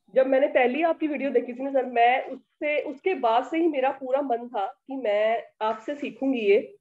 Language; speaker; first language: Hindi; native; Hindi